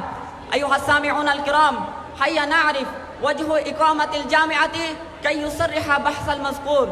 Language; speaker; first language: Arabic; non-native, learner; Bangla